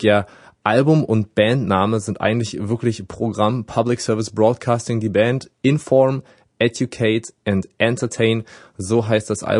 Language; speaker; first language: German; native; German